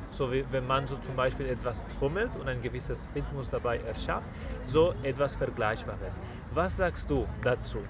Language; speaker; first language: German; non-native, fluent; Spanish